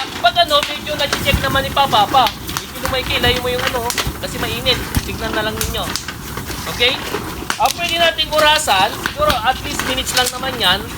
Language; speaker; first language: Filipino; non-native, local second language; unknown